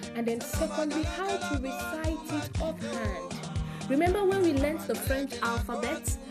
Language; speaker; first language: English; non-native, local second language; Yoruba